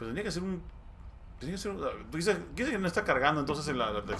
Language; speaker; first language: Spanish; native; Spanish